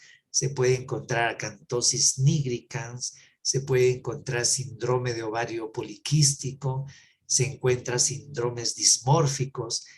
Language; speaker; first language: Spanish; native; Spanish